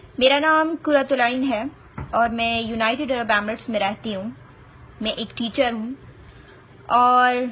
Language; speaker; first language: Urdu; non-native, local second language; Punjabi